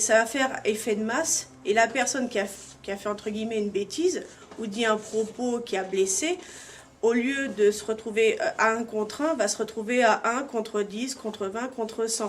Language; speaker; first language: French; native; French